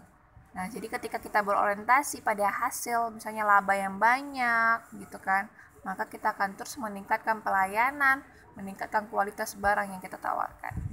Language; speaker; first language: Indonesian; native; Indonesian